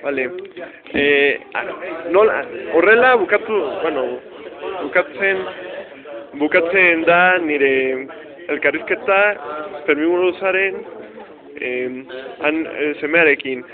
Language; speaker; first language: Basque; non-native, learner; Spanish